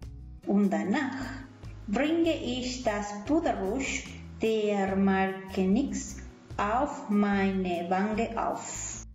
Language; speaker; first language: German; non-native, fluent; Spanish